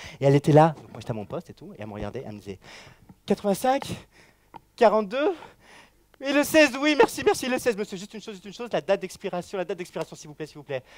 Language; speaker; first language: French; native; French